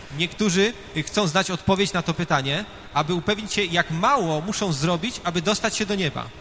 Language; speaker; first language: Polish; native; Polish